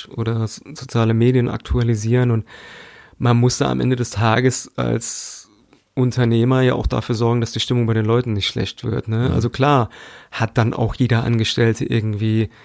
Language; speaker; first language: German; native; German